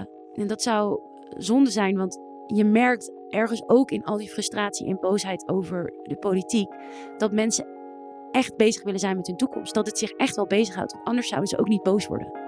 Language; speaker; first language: Dutch; native; Dutch